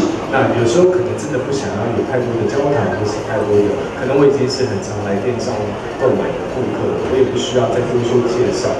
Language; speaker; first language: Chinese; native; Chinese